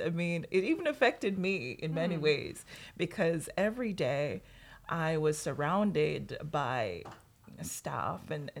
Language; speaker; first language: English; non-native, local second language; Jamaican Creole English